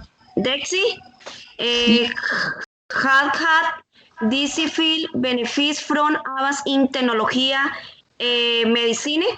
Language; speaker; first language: English; non-native, learner; Spanish